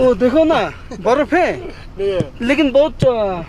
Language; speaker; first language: Hindi; non-native, learner; Bangla